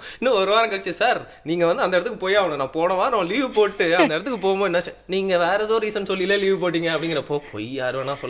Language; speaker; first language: Tamil; native; Tamil